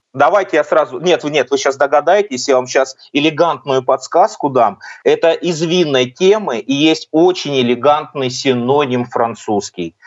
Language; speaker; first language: Russian; native; Russian